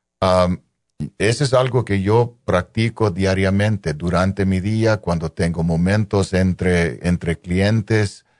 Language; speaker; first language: Spanish; non-native, local second language; English